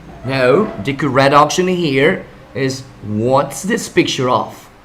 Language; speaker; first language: English; non-native, fluent; Spanish